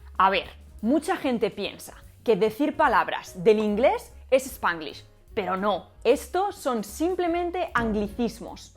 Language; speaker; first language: Spanish; native; Spanish